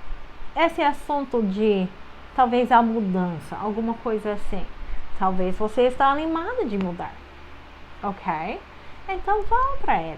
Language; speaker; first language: Portuguese; non-native, fluent; English